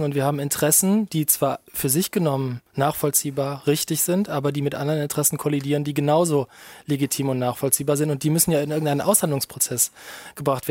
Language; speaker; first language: German; native; German